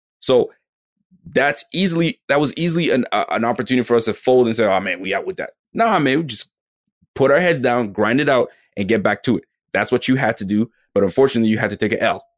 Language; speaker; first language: English; native; English